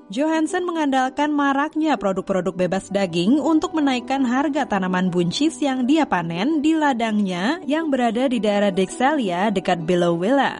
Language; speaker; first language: Indonesian; native; Indonesian